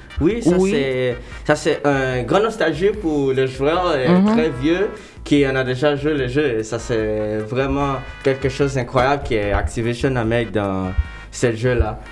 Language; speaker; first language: French; non-native, local second language; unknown